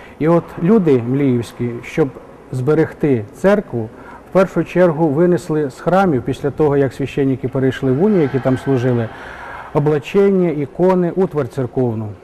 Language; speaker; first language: Ukrainian; native; Ukrainian